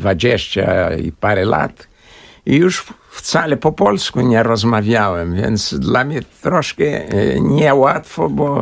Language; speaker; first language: Polish; early bilingual, heritage; Portuguese